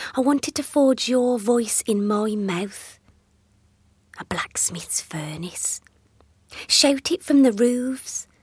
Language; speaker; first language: English; native; English